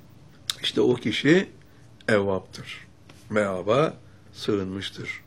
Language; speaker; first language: Turkish; native; Turkish